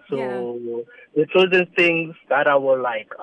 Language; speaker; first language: English; non-native, local second language; Zulu